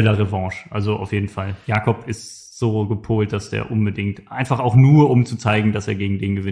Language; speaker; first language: German; native; German